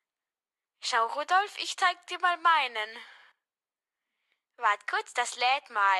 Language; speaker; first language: German; native; German